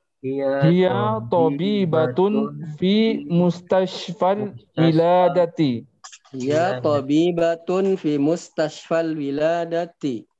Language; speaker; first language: Arabic; non-native, learner; Indonesian